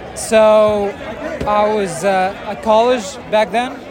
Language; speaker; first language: English; non-native, fluent; Arabic